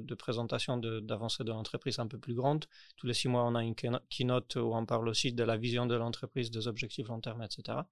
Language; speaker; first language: French; non-native, fluent; Polish